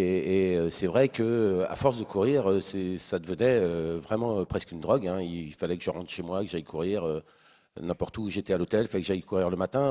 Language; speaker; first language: French; native; French